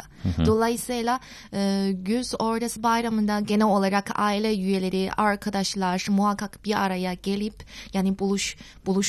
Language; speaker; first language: Turkish; non-native, fluent; Chinese